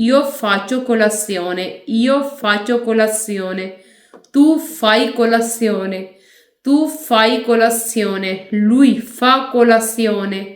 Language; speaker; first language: Italian; non-native, fluent; Urdu